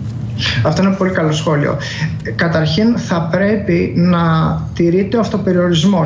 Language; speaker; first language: Greek; native; Greek